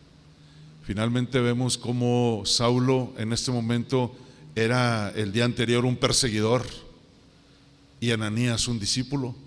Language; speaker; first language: Spanish; native; Spanish